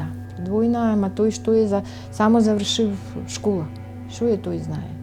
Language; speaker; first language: Macedonian; non-native, learner; Russian